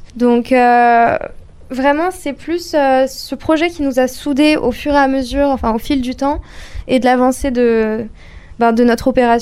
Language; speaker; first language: French; native; French